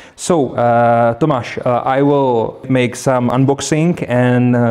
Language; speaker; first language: English; non-native, fluent; Czech